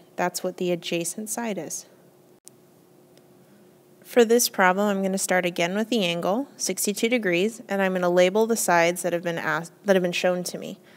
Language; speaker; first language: English; native; English